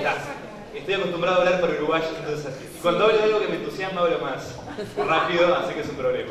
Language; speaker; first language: Spanish; native; Spanish